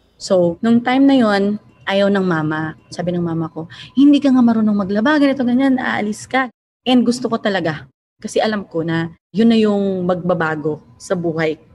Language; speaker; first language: Filipino; non-native, local second language; Hiligaynon